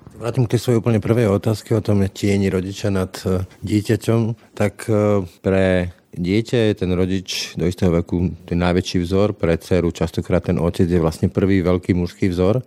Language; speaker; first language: Slovak; native; Slovak